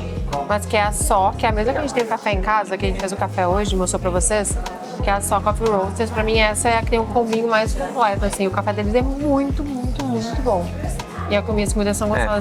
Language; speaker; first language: Portuguese; native; Portuguese